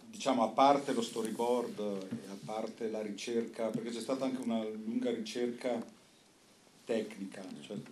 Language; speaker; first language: Italian; native; Italian